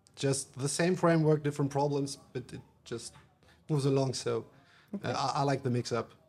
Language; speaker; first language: English; non-native, fluent; German